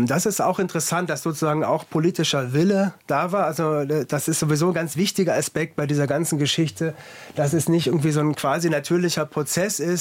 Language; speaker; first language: German; native; German